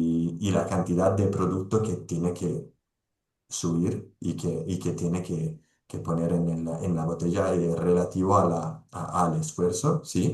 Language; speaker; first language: Spanish; non-native, fluent; Italian